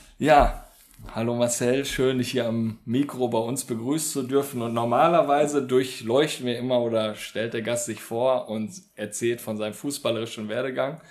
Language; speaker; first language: German; native; German